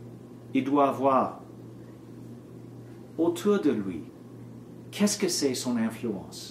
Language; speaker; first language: French; non-native, learner; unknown